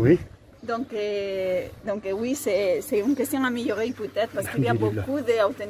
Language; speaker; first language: French; non-native, fluent; Spanish